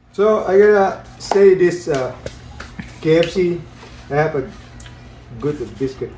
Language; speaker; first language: English; non-native, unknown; Indonesian